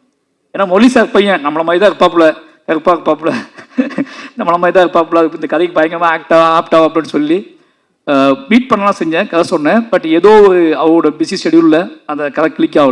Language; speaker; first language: Tamil; native; Tamil